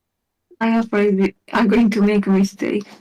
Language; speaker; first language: English; non-native, learner; Hungarian